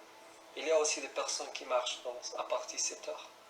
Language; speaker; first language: French; non-native, learner; Spanish